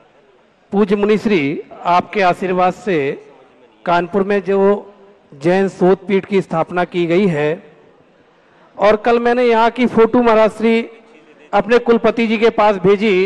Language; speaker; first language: Hindi; native; Hindi